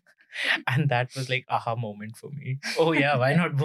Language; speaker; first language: English; non-native, local second language; Punjabi